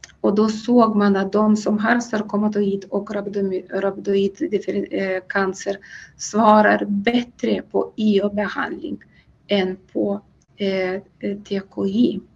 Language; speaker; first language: Swedish; non-native, fluent; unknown